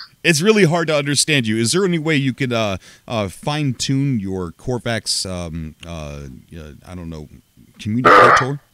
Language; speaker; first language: English; native; English